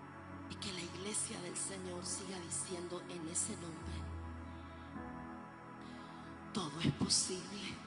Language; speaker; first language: Spanish; native; Spanish